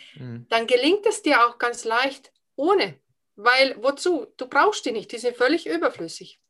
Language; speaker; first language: German; non-native, fluent; Finnish